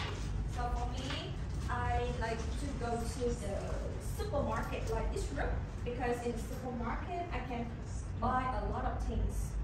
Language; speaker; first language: English; non-native, learner; Vietnamese